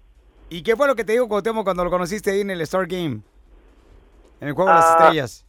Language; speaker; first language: Spanish; native; Spanish